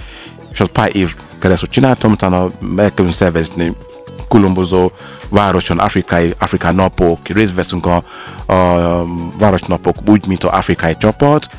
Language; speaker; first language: Hungarian; non-native, learner; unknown